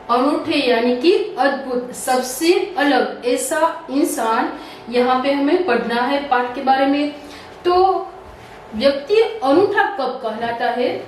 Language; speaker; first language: Hindi; non-native, local second language; Gujarati